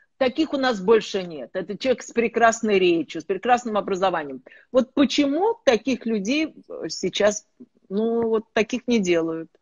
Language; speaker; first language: Russian; native; Russian